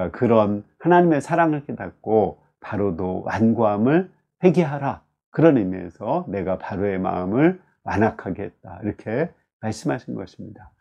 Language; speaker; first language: Korean; native; Korean